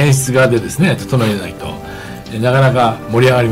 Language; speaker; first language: Japanese; native; Japanese